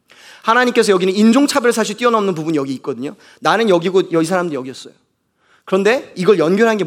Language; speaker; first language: Korean; native; Korean